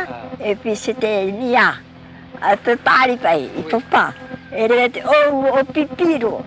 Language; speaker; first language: French; non-native, local second language; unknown